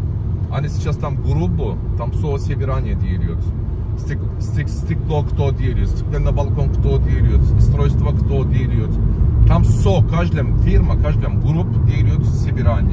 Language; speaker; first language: Russian; non-native, learner; Turkish